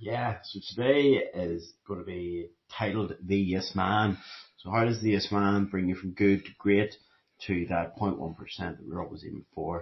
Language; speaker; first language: English; native; English